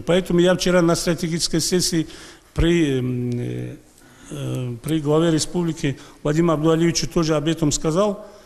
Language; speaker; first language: Russian; native; Russian